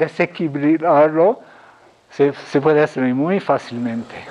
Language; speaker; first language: Spanish; non-native, fluent; English